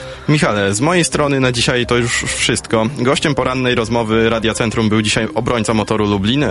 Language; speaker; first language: Polish; native; Polish